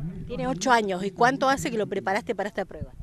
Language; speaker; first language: Spanish; native; Spanish